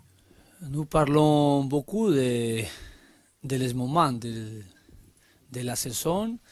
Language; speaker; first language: French; non-native, learner; Spanish